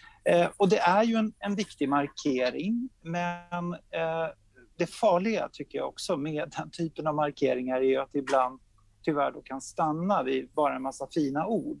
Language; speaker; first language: Swedish; native; Swedish